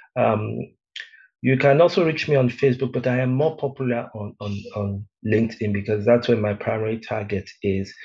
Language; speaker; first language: English; native; English